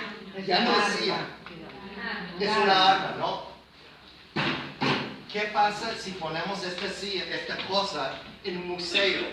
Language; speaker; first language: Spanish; non-native, fluent; English